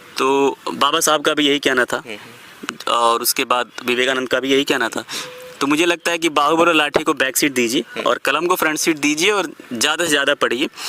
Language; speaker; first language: Hindi; native; Hindi